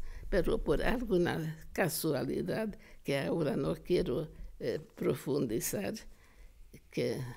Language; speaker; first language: Spanish; non-native, fluent; Hungarian